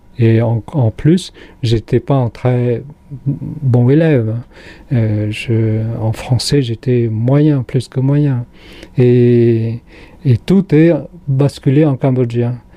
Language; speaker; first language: French; non-native, fluent; Khmer